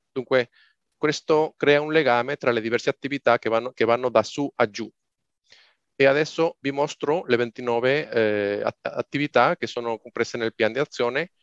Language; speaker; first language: Italian; non-native, fluent; Spanish